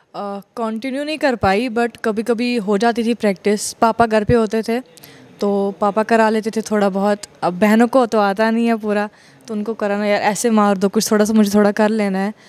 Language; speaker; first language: Hindi; non-native, local second language; Kashmiri